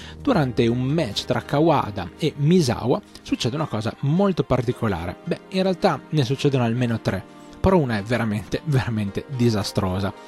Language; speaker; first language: Italian; native; Italian